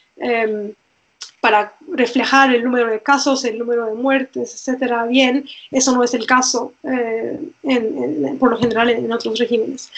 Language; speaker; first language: Spanish; non-native, fluent; Turkish